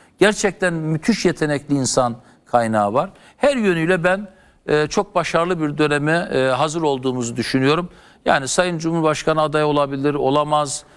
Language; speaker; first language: Turkish; native; Turkish